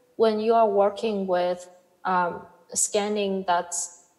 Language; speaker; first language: English; non-native, fluent; Chinese